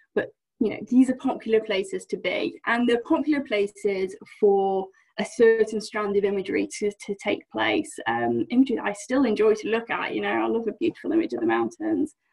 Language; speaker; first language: English; native; English